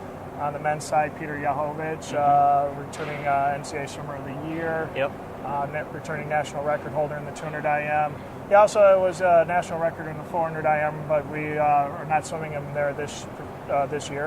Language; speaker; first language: English; native; English